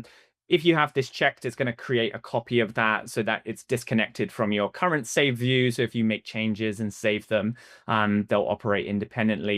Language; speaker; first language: English; native; English